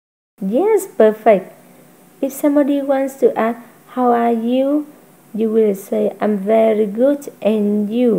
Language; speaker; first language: English; non-native, fluent; Vietnamese